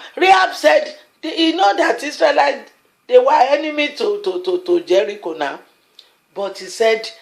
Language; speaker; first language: English; non-native, local second language; Yoruba